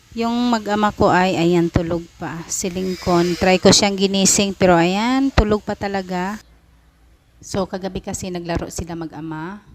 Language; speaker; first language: Filipino; non-native, local second language; Cebuano